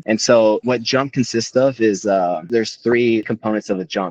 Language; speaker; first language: English; native; English